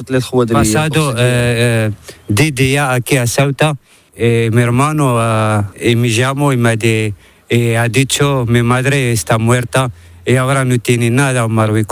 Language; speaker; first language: Spanish; non-native, learner; Arabic